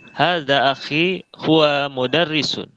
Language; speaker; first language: Arabic; non-native, learner; Indonesian